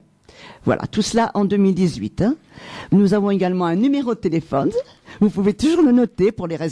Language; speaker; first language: French; native; French